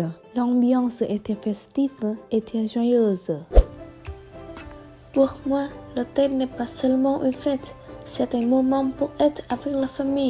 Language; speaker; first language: French; non-native, learner; Vietnamese